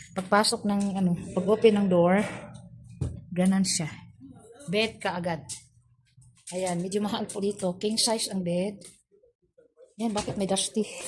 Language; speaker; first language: Filipino; non-native, local second language; Cebuano